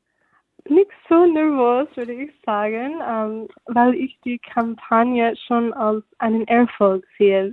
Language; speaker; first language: German; non-native, fluent; English